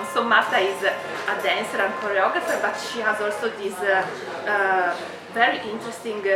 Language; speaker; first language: English; non-native, fluent; Italian